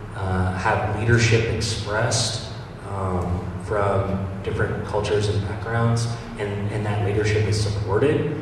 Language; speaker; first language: English; native; English